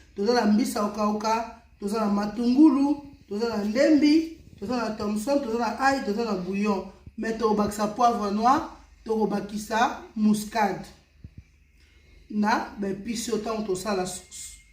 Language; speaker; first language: Lingala; native; Lingala